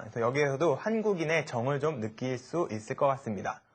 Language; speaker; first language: Korean; native; Korean